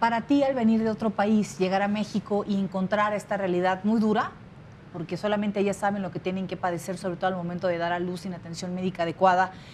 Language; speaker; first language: Spanish; native; Spanish